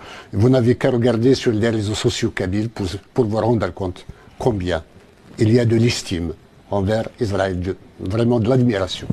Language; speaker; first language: French; non-native, local second language; Kabyle